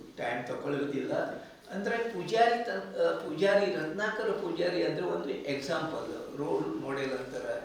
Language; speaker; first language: Kannada; non-native, local second language; Konkani